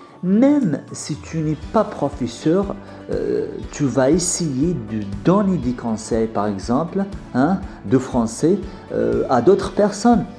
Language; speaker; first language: French; non-native, fluent; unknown